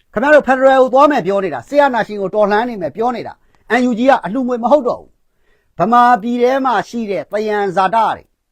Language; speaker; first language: Burmese; non-native, local second language; Kachin